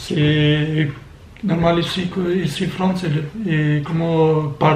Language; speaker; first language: French; non-native, learner; Albanian